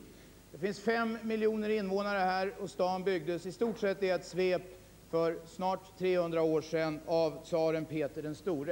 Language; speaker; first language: Swedish; native; Swedish